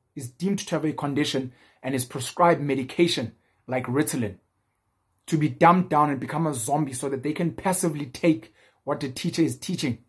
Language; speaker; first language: English; non-native, local second language; Zulu